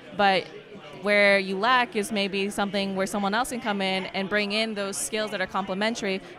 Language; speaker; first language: English; native; English